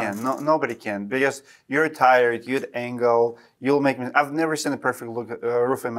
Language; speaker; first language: English; non-native, fluent; Russian